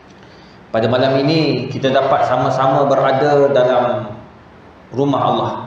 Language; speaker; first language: Malay; native; Malay